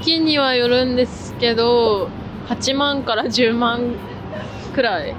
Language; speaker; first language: Japanese; native; Japanese